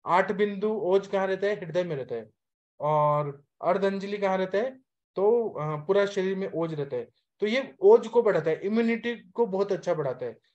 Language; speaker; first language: Hindi; native; Hindi